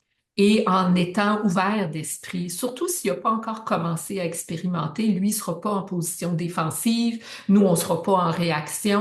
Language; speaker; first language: French; native; French